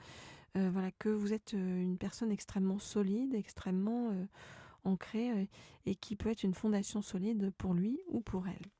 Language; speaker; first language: French; native; French